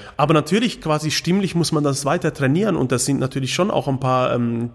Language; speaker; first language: German; native; German